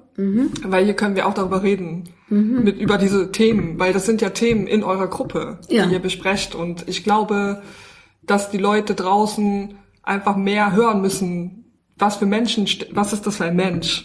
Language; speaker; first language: German; native; German